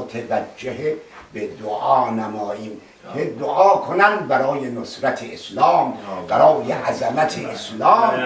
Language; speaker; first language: Persian; native; Persian